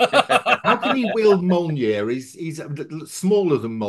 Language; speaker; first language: English; native; English